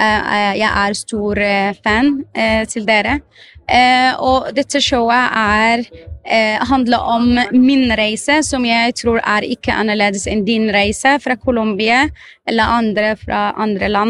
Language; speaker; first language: Norwegian; non-native, fluent; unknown